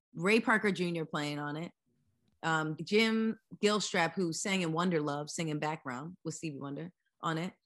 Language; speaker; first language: English; native; English